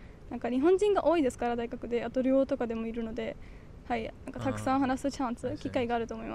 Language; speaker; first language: Japanese; non-native, learner; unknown